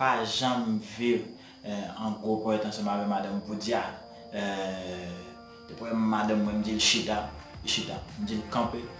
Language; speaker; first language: French; non-native, learner; Haitian Creole